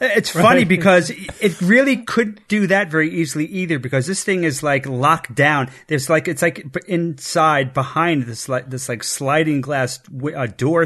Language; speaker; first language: English; native; English